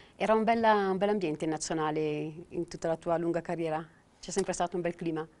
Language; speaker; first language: Italian; native; Italian